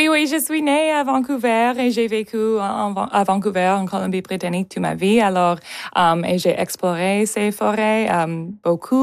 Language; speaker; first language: French; non-native, local second language; English